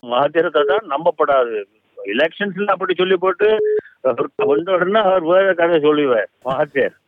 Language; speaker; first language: Tamil; native; Tamil